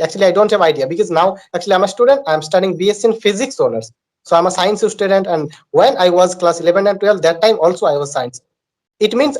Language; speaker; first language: English; non-native, learner; Bangla